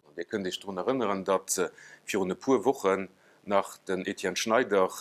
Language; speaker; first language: Luxembourgish; native; Luxembourgish